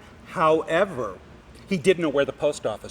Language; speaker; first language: English; native; English